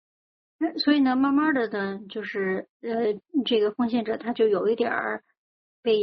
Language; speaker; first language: Chinese; native; Chinese